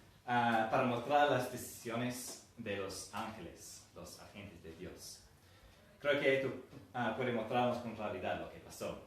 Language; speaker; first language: Spanish; non-native, fluent; English